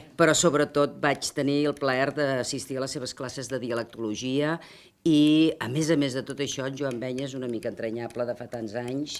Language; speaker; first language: Catalan; native; Catalan